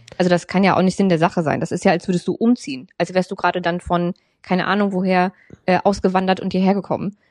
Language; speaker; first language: German; native; German